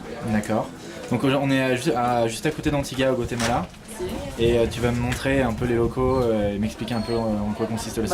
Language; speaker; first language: French; native; French